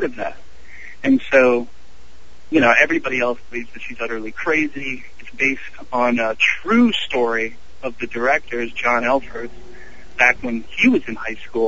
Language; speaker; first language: English; native; English